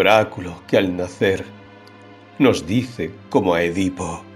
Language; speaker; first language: Spanish; native; Spanish